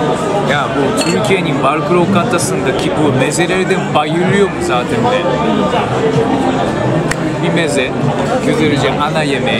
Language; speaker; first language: Turkish; non-native, fluent; Japanese